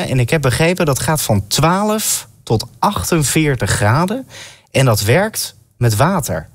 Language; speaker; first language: Dutch; native; Dutch